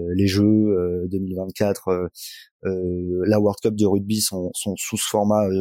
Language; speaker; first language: French; native; French